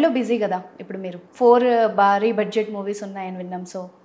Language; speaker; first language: Telugu; native; Telugu